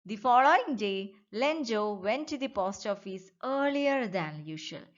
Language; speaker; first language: English; non-native, local second language; Malayalam